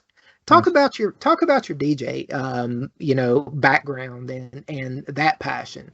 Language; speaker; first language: English; native; English